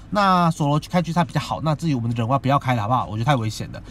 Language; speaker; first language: Chinese; native; Chinese